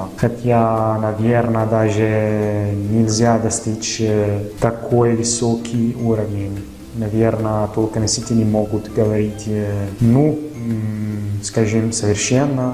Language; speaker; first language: Russian; non-native, fluent; Italian